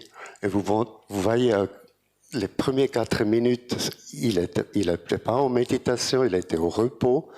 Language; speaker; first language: French; non-native, fluent; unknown